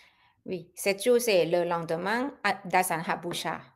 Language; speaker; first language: French; non-native, fluent; Thai